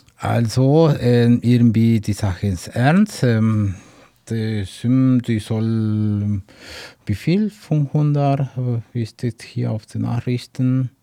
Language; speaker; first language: German; non-native, fluent; Spanish